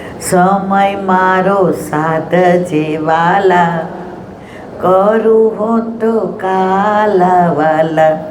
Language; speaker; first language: Gujarati; native; Gujarati